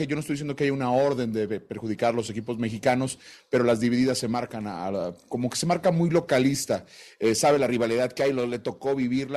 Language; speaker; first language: Spanish; native; Spanish